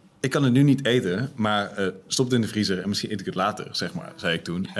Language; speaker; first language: Dutch; native; Dutch